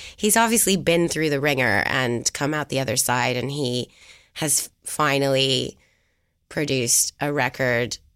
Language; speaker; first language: English; native; English